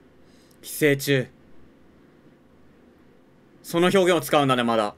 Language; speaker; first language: Japanese; native; Japanese